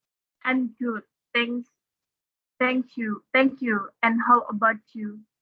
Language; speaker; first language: English; non-native, learner; Indonesian